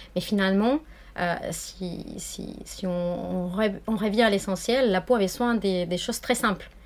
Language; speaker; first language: French; non-native, fluent; Spanish